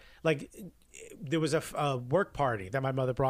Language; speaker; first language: English; early bilingual, other home language; Spanish